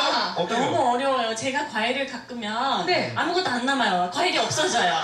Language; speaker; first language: Korean; non-native, fluent; English